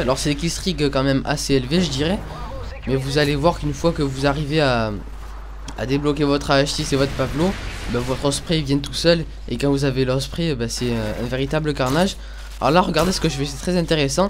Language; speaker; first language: French; native; French